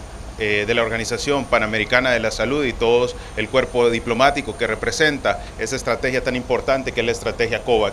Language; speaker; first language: Spanish; native; Spanish